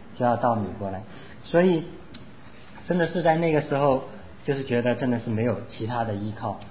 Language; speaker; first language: Chinese; non-native, local second language; Cantonese